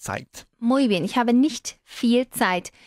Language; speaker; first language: German; non-native, fluent; Spanish